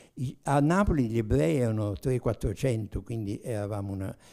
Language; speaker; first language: Italian; native; Italian